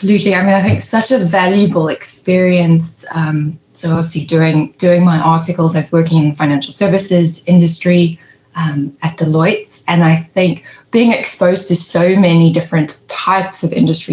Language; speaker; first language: English; native; English